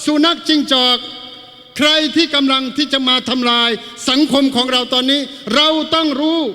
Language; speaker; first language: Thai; non-native, local second language; Malay